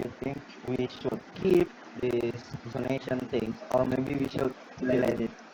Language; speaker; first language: English; non-native, learner; Indonesian